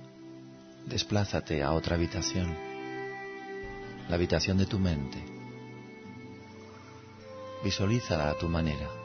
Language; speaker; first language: Spanish; native; Spanish